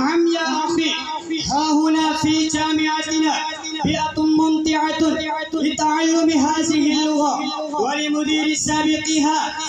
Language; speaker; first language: Arabic; non-native, learner; Urdu